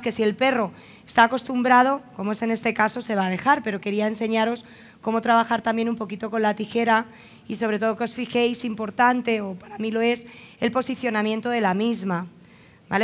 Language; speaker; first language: Spanish; native; Spanish